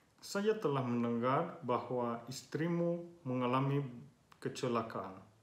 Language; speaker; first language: Indonesian; non-native, learner; Finnish